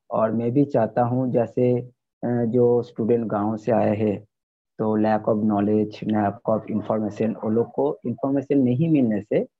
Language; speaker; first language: Hindi; non-native, local second language; Bangla